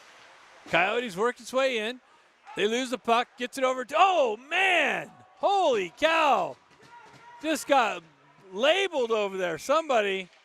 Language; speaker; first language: English; native; English